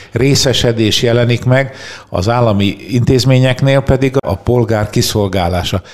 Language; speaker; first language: Hungarian; native; Hungarian